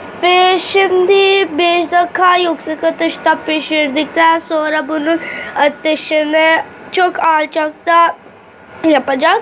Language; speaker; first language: Turkish; non-native, learner; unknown